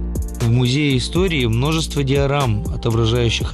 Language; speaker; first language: Russian; native; Russian